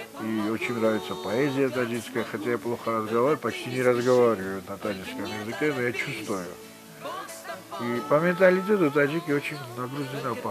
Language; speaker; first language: Russian; non-native, local second language; Georgian